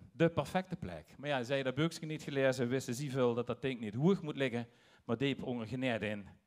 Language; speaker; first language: Dutch; native; Dutch